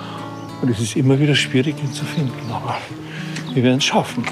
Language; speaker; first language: German; native; German